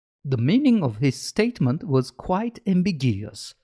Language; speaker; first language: English; non-native, fluent; Turkish